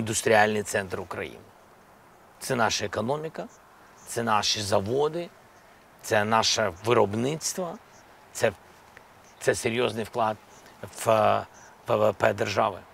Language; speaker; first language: Ukrainian; non-native, local second language; Russian